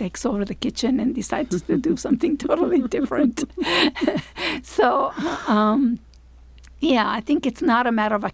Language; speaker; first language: English; non-native, fluent; Italian